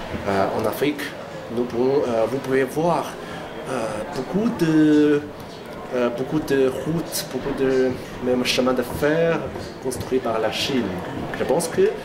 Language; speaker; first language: French; non-native, fluent; Chinese